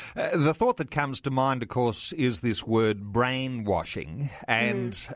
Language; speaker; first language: English; native; English